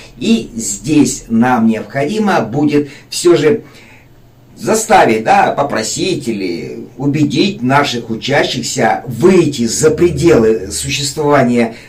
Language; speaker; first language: Russian; native; Russian